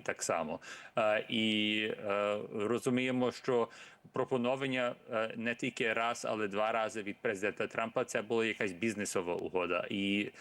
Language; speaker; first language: Ukrainian; early bilingual, heritage; Ukrainian